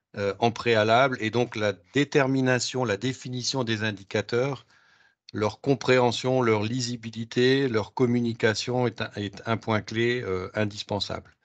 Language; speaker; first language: French; native; French